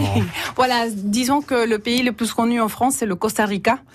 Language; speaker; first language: French; non-native, fluent; Spanish